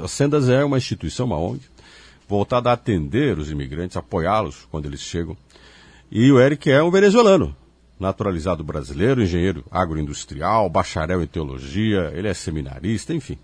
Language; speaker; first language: Portuguese; native; Portuguese